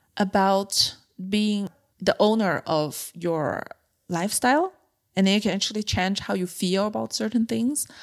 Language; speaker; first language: English; non-native, fluent; Chinese